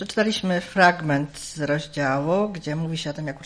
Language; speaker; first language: Russian; non-native, learner; Polish